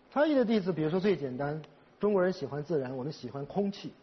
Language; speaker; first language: Chinese; native; Chinese